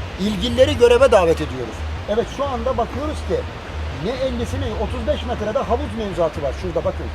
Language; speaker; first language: Turkish; native; Turkish